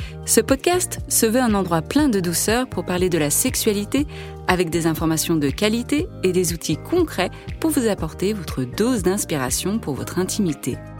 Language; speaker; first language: French; native; French